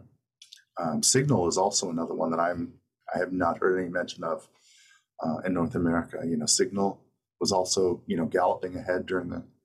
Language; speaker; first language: English; native; English